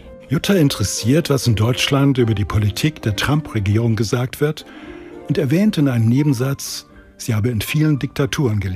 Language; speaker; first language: German; native; German